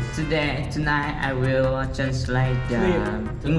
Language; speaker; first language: English; non-native, learner; Vietnamese